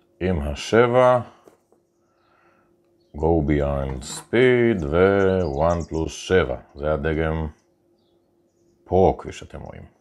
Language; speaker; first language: Hebrew; native; Hebrew